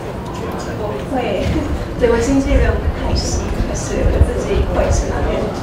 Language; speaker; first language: Chinese; non-native, learner; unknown